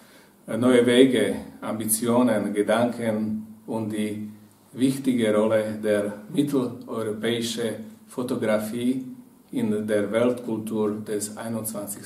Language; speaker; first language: German; non-native, fluent; Slovak